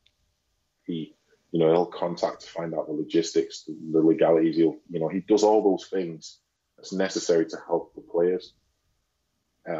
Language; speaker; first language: English; native; English